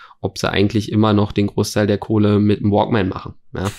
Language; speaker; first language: German; native; German